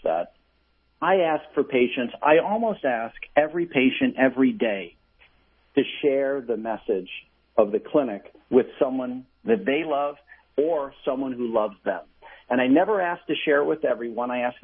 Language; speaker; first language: English; native; English